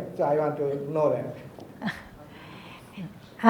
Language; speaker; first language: English; non-native, fluent; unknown